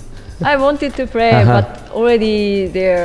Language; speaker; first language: English; non-native, learner; Japanese